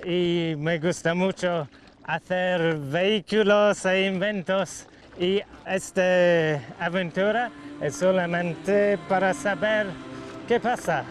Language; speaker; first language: Spanish; non-native, learner; English